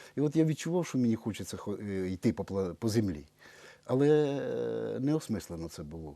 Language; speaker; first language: Ukrainian; native; Ukrainian